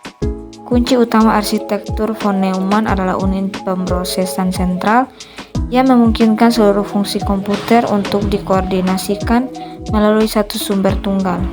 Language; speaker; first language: Indonesian; native; Indonesian